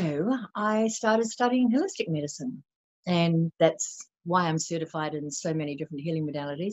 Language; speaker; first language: English; native; English